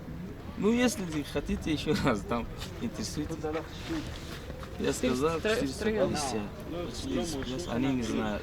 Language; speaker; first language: Russian; non-native, local second language; Tajik